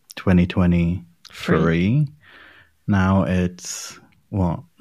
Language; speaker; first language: English; non-native, fluent; Polish